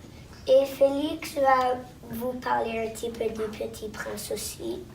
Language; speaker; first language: French; non-native, local second language; English